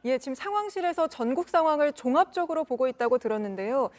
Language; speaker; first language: Korean; native; Korean